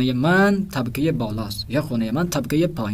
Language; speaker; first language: Persian; non-native, fluent; Urdu